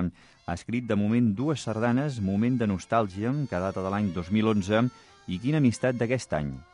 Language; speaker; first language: Catalan; native; Catalan